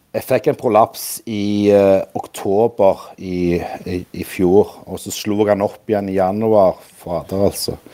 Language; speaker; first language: Norwegian; native; Norwegian